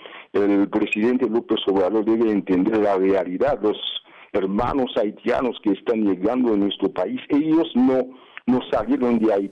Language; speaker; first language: Spanish; non-native, fluent; Haitian Creole